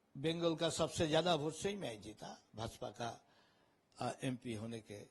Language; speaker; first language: Hindi; non-native, local second language; Bangla